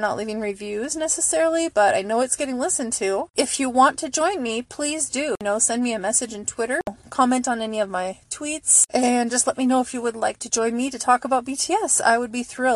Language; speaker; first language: English; native; English